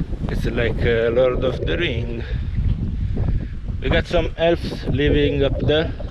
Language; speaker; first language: English; non-native, fluent; Italian